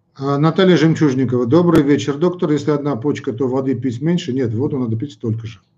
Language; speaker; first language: Russian; non-native, local second language; Armenian